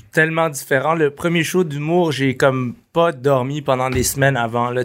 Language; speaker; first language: French; early bilingual, other home language; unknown